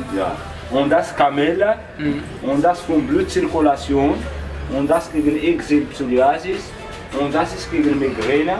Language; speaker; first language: German; non-native, local second language; Arabic